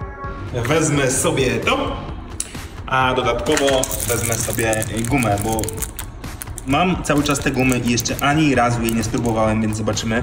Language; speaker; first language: Polish; native; Polish